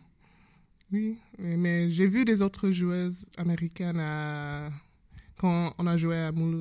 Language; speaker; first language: French; non-native, learner; English